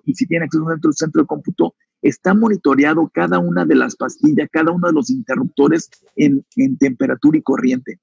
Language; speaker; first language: Spanish; native; Spanish